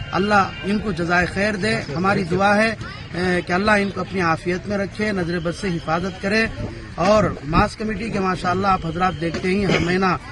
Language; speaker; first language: Urdu; native; Urdu